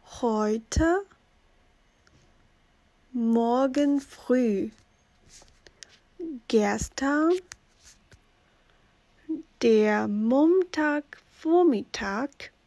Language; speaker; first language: German; non-native, fluent; Chinese